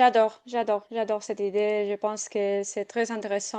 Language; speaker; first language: French; non-native, fluent; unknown